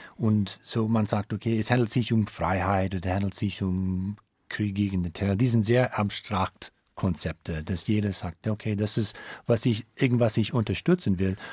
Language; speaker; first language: German; non-native, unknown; English